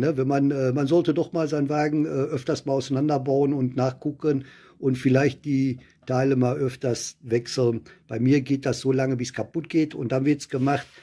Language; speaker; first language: German; native; German